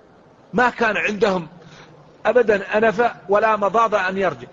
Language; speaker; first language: Arabic; native; Arabic